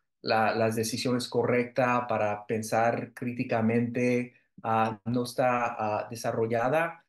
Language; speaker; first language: Spanish; early bilingual, heritage; Spanish